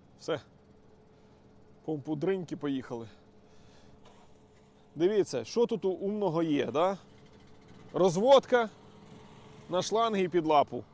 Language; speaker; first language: Ukrainian; non-native, local second language; Russian